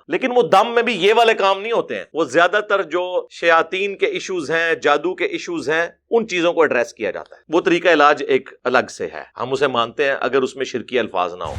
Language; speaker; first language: Urdu; non-native, local second language; Punjabi